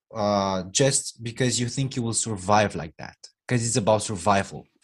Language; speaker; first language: English; non-native, fluent; Romanian